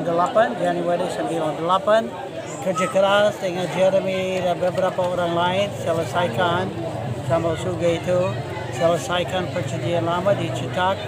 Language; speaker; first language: Indonesian; non-native, fluent; English